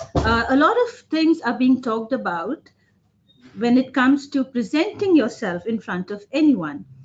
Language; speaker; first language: English; non-native, local second language; Hindi